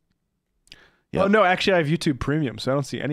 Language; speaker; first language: English; native; English